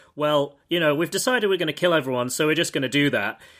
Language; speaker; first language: English; native; English